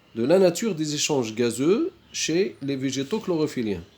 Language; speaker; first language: French; non-native, local second language; Arabic